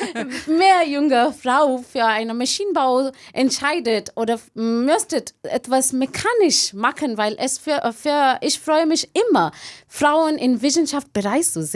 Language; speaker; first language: German; non-native, learner; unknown